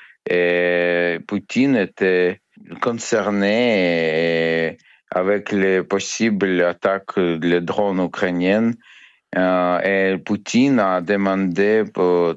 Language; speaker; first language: French; non-native, learner; Ukrainian